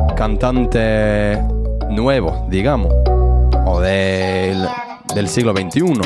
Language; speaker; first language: Spanish; non-native, fluent; English